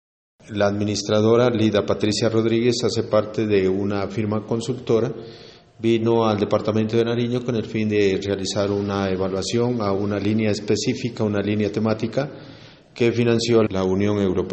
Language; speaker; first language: Spanish; native; Spanish